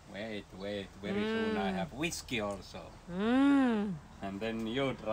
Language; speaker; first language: English; non-native, fluent; Finnish